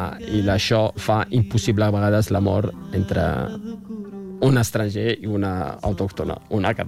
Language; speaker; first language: Catalan; non-native, fluent; Riffian